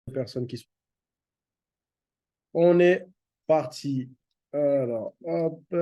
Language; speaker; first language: French; native; French